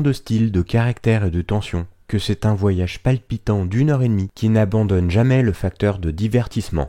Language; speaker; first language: French; native; French